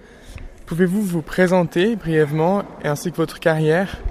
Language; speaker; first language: French; native; French